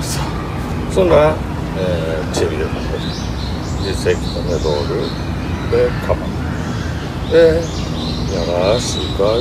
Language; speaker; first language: Turkish; non-native, learner; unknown